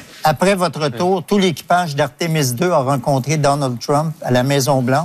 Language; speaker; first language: French; native; French